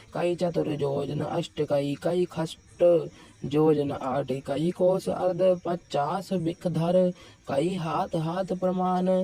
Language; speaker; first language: Hindi; non-native, local second language; Punjabi